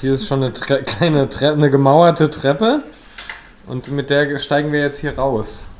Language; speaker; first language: German; native; German